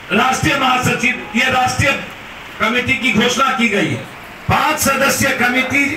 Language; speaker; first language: Hindi; native; Hindi